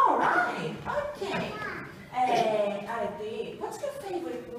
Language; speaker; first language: English; non-native, fluent; Greek